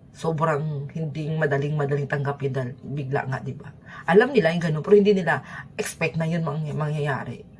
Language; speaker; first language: Filipino; native; Filipino